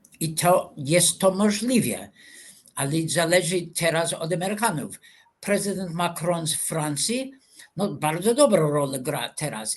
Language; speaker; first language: Polish; non-native, fluent; English